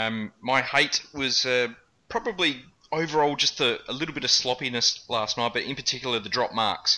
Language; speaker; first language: English; native; English